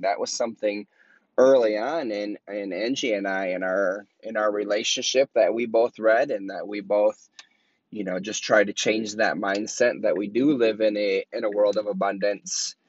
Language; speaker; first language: English; native; English